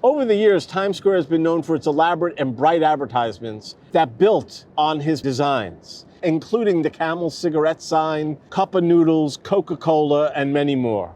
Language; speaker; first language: English; native; English